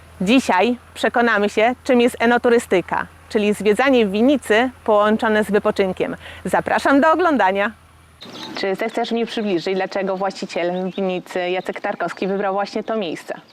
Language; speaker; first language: Polish; native; Polish